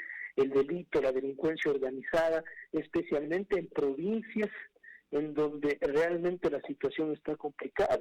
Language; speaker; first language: Spanish; native; Spanish